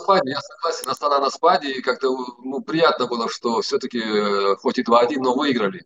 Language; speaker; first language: Russian; native; Russian